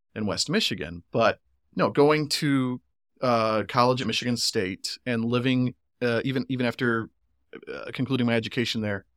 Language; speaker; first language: English; native; English